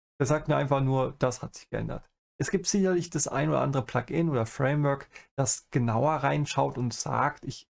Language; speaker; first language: German; native; German